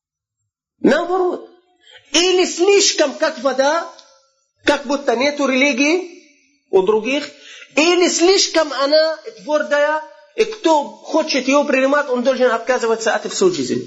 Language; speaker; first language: Russian; non-native, fluent; Arabic